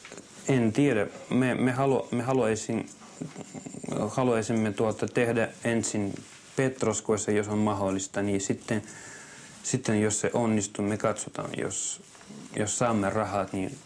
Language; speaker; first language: Finnish; non-native, fluent; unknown